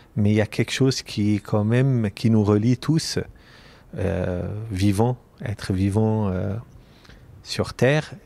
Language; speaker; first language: French; non-native, local second language; Arabic